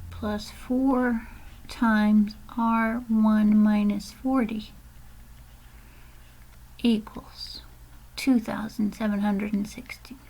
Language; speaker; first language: English; native; English